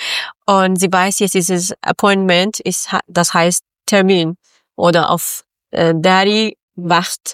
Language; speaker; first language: German; non-native, learner; Persian